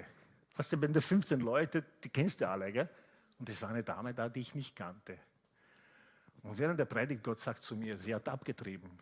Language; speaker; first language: German; non-native, fluent; Italian